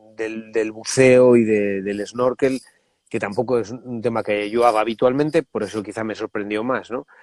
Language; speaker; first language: Spanish; native; Spanish